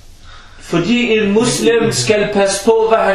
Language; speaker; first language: Danish; non-native, fluent; Arabic